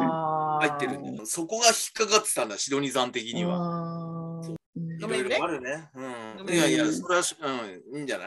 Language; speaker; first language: Japanese; native; Japanese